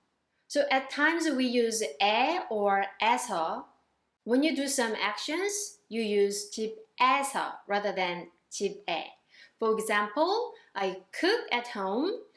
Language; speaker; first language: English; non-native, fluent; Korean